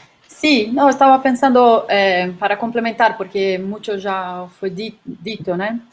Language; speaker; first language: Spanish; non-native, fluent; Portuguese